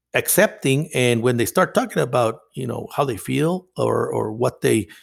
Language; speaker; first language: English; non-native, fluent; Spanish